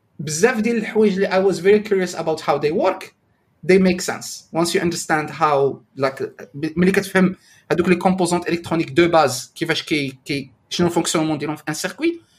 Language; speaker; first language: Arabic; native; Arabic